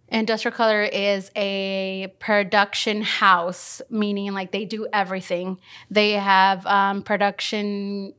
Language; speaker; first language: English; early bilingual, other home language; Spanish